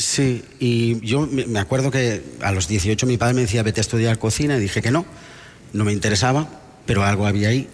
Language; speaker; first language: Spanish; non-native, local second language; Catalan